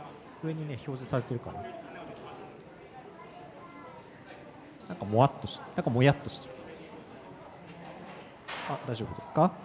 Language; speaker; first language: Japanese; native; Japanese